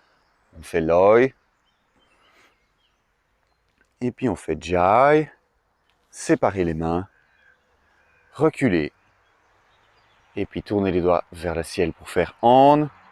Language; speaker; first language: French; native; French